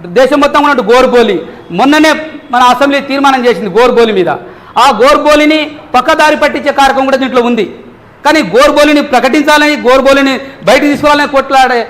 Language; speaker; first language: Telugu; non-native, local second language; Lambadi